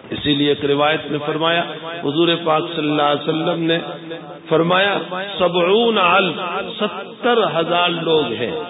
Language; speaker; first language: Urdu; non-native, local second language; Gujarati